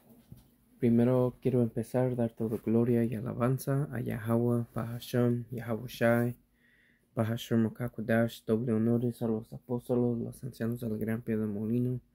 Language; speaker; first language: Spanish; early bilingual, heritage; Spanish